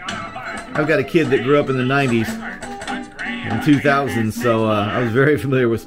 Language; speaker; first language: English; native; English